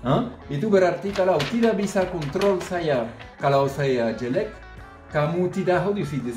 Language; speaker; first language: Indonesian; non-native, fluent; French